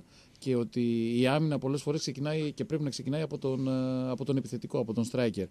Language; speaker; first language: Greek; native; Greek